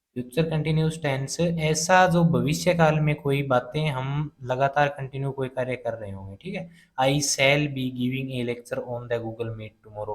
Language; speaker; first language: Hindi; native; Hindi